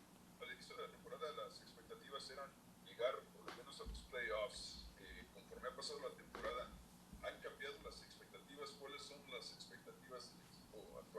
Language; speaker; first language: Spanish; native; Spanish